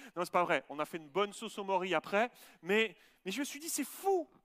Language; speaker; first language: French; native; French